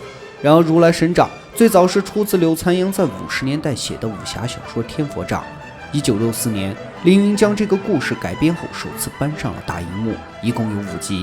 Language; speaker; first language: Chinese; native; Chinese